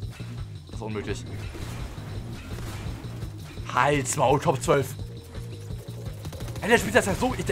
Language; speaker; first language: German; native; German